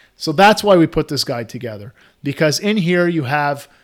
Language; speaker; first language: English; native; English